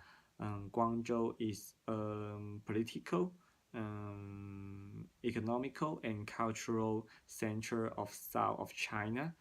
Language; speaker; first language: English; non-native, learner; Cantonese